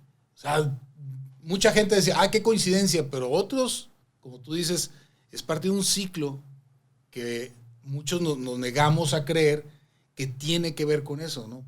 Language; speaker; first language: Spanish; native; Spanish